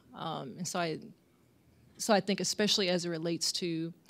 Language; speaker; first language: English; native; English